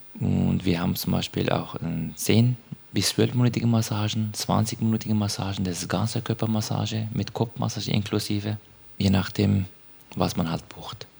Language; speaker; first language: German; non-native, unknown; Turkish